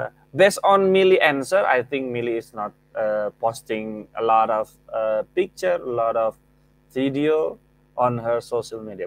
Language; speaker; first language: English; non-native, fluent; Indonesian